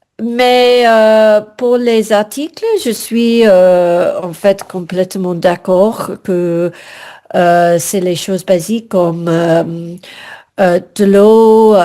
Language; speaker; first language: French; non-native, fluent; English